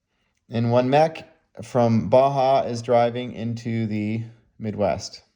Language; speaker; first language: English; native; English